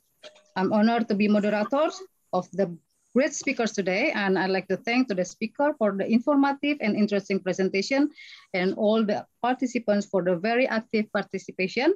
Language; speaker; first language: English; non-native, fluent; Indonesian